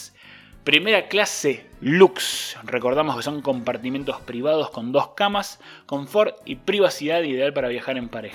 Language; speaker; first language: Spanish; native; Spanish